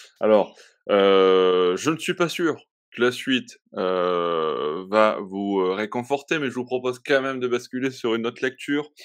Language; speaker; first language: French; native; French